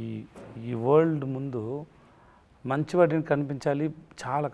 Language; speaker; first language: Telugu; non-native, learner; Tamil